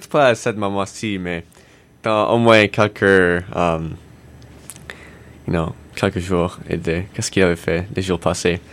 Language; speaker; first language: French; non-native, learner; English